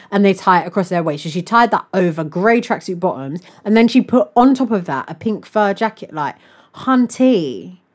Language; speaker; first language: English; native; English